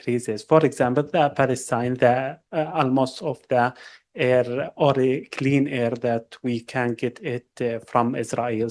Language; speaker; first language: English; non-native, learner; Arabic